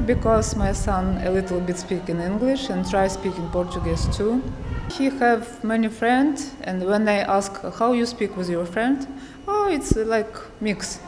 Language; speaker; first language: English; non-native, learner; Ukrainian